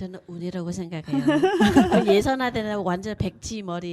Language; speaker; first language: Korean; non-native, learner; Vietnamese